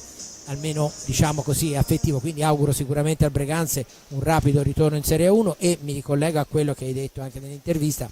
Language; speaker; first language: Italian; native; Italian